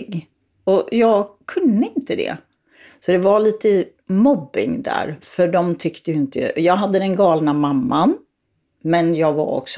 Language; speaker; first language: Swedish; native; Swedish